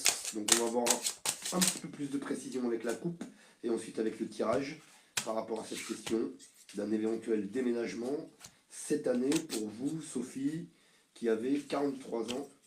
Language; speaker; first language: French; native; French